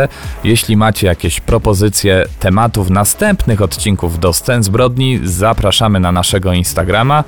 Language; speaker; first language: Polish; native; Polish